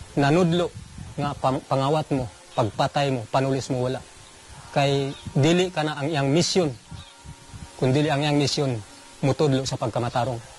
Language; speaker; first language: Cebuano; non-native, local second language; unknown